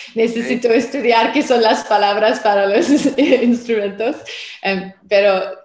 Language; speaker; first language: Spanish; non-native, learner; French